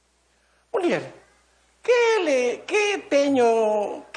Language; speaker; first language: Portuguese; non-native, learner; Filipino